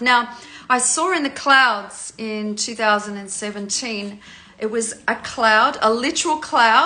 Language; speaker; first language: English; native; English